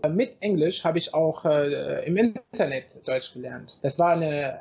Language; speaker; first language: German; non-native, fluent; Arabic